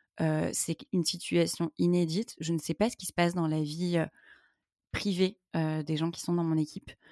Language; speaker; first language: French; native; French